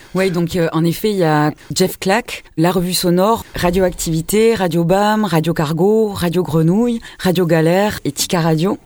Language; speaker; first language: French; native; French